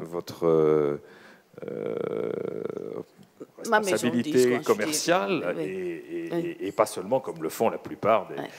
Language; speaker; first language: French; native; French